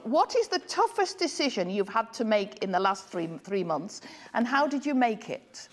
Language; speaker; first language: English; native; English